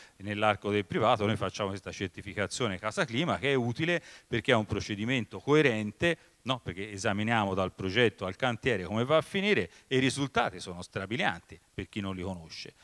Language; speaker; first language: Italian; native; Italian